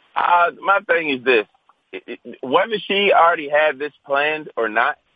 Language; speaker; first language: English; native; English